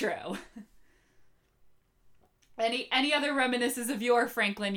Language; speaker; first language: English; native; English